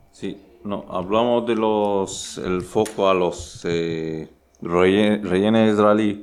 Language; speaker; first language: Spanish; non-native, learner; Arabic